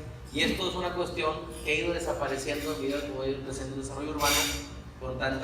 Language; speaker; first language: Spanish; native; Spanish